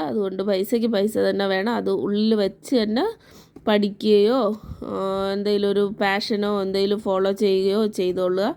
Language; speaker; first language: Malayalam; native; Malayalam